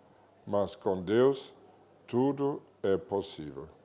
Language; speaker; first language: Portuguese; non-native, fluent; German